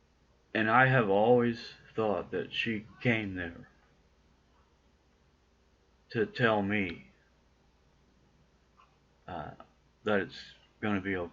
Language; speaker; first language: English; native; English